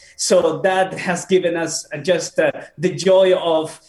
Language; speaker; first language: English; non-native, fluent; Spanish